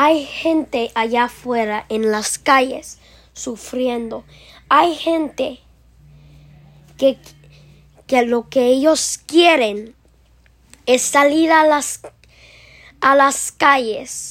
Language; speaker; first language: Spanish; early bilingual, heritage; Spanish